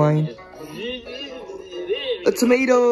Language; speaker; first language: English; native; English